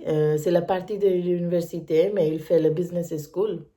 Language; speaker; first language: French; non-native, learner; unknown